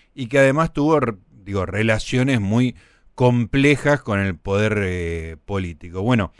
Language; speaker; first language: Spanish; native; Spanish